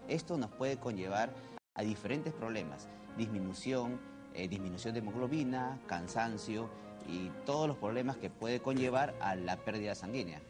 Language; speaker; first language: Spanish; native; Spanish